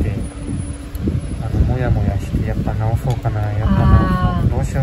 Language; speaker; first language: Japanese; native; Japanese